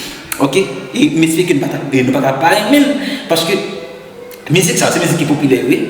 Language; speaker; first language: French; non-native, learner; Haitian Creole